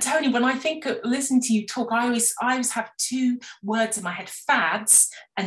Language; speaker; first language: English; native; English